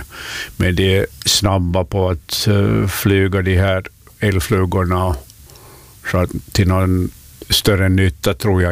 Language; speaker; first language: Swedish; native; Swedish